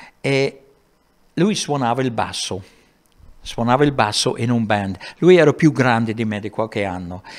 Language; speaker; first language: Italian; non-native, fluent; English